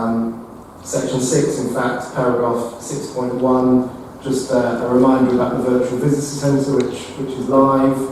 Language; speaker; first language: English; native; English